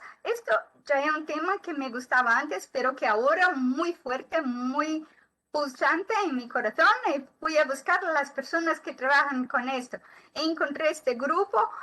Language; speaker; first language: Spanish; non-native, learner; Portuguese